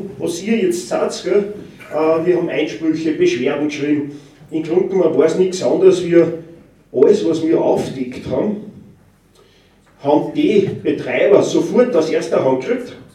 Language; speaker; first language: German; native; German